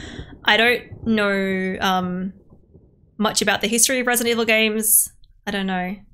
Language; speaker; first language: English; native; English